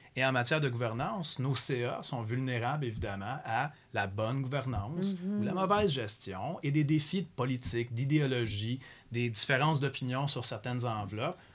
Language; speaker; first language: French; native; French